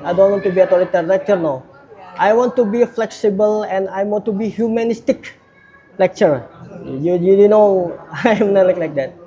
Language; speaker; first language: English; non-native, learner; Indonesian